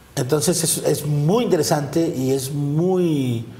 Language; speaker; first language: Spanish; native; Spanish